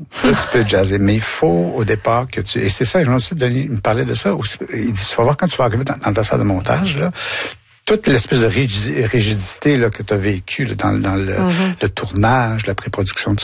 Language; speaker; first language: French; native; French